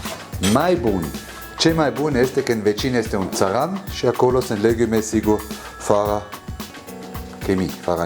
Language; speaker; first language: Romanian; non-native, learner; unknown